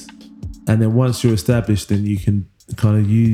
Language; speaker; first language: English; native; English